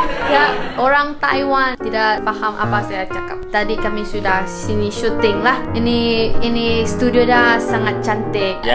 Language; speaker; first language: Indonesian; non-native, local second language; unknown